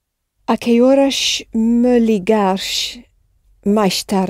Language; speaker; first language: Portuguese; non-native, learner; English